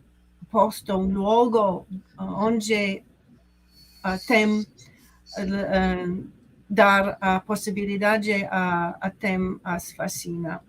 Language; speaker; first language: Portuguese; non-native, learner; English